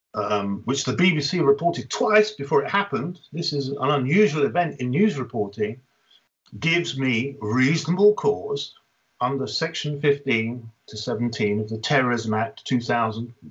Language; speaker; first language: English; native; English